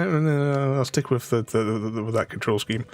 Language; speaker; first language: English; native; English